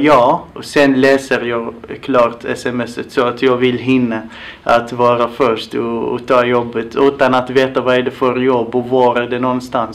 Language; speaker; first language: Swedish; non-native, fluent; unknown